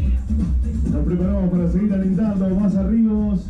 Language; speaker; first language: Spanish; native; Spanish